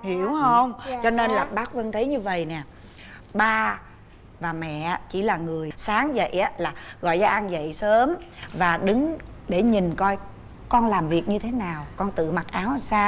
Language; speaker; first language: Vietnamese; native; Vietnamese